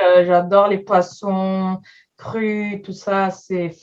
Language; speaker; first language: French; non-native, fluent; Portuguese